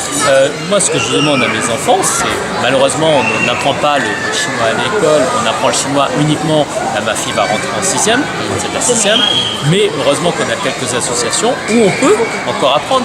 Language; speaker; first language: French; native; French